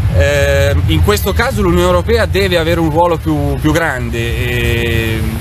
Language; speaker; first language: Italian; non-native, fluent; Catalan